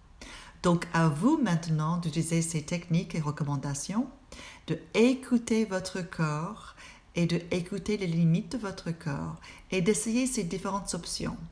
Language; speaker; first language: French; non-native, fluent; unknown